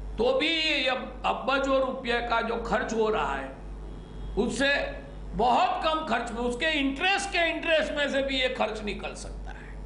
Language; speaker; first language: Hindi; non-native, local second language; Gujarati